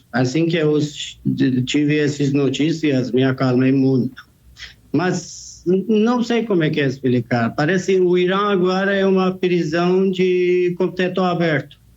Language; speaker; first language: Portuguese; non-native, fluent; Persian